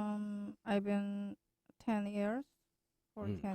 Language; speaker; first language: English; non-native, learner; Korean